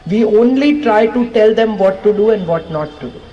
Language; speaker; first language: English; non-native, local second language; Gujarati